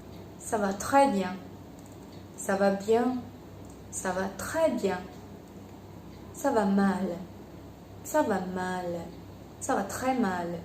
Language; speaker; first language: French; non-native, fluent; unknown